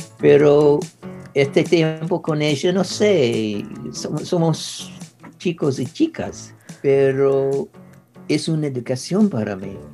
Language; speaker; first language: Spanish; non-native, learner; English